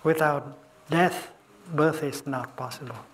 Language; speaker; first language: English; non-native, fluent; Vietnamese